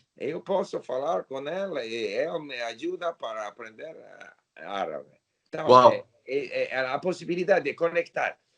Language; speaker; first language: Portuguese; non-native, learner; English